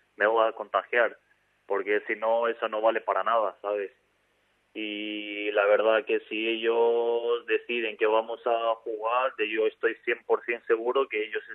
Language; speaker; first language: Spanish; non-native, fluent; Albanian